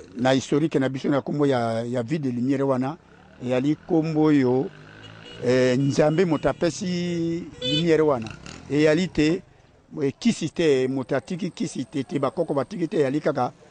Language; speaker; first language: Lingala; native; Lingala